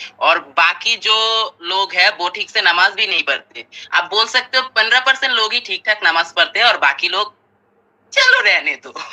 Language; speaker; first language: Hindi; non-native, fluent; Bangla